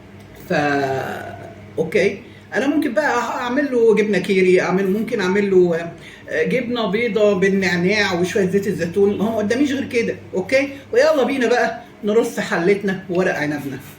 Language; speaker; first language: Arabic; native; Arabic